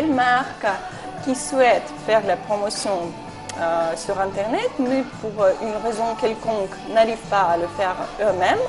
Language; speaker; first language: French; non-native, fluent; Ukrainian